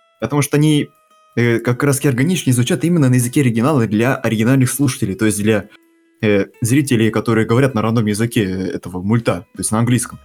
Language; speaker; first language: Russian; native; Russian